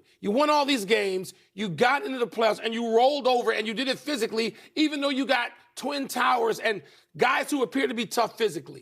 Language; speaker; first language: English; native; English